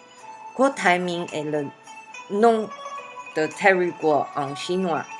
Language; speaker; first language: French; non-native, fluent; Chinese